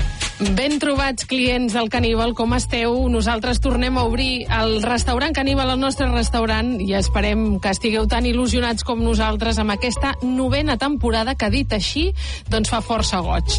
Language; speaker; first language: Catalan; native; Catalan